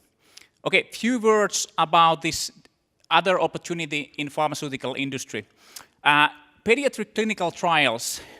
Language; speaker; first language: English; non-native, fluent; Finnish